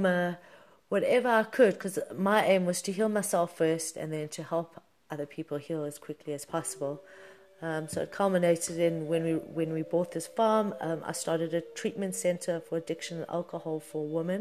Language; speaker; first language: English; native; English